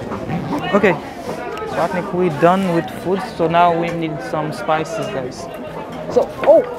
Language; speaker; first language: English; non-native, fluent; Haitian Creole